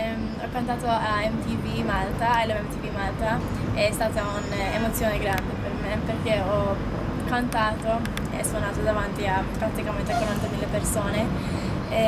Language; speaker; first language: Italian; non-native, fluent; Maltese